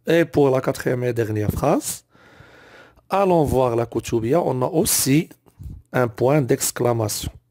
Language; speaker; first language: French; non-native, local second language; Arabic